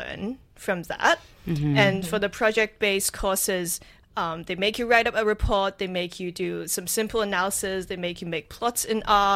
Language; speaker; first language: English; non-native, local second language; Cantonese